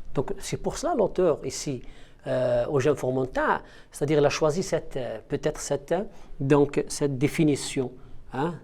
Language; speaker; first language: French; non-native, local second language; Arabic